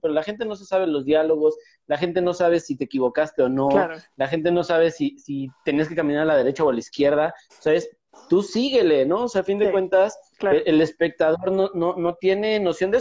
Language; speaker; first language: Spanish; native; Spanish